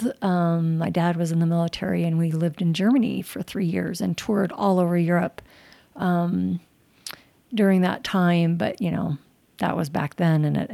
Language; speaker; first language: English; native; English